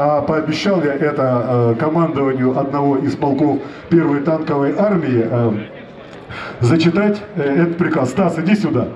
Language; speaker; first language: Russian; native; Russian